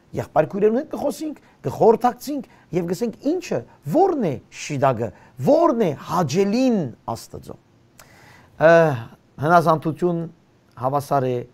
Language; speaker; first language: Armenian; early bilingual, heritage; Armenian